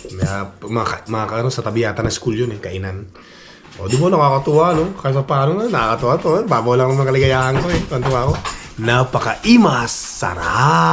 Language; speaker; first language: Filipino; non-native, local second language; Iloko